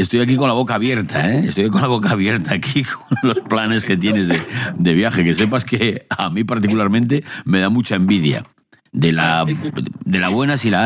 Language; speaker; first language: Spanish; native; Spanish